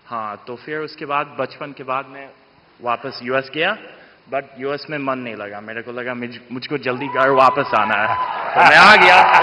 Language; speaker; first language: Hindi; early bilingual, other home language; English